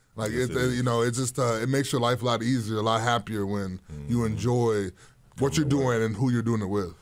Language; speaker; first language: English; native; English